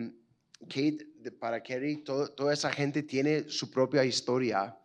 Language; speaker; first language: Spanish; non-native, fluent; English